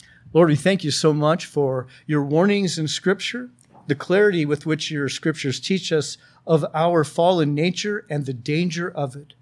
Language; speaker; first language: English; native; English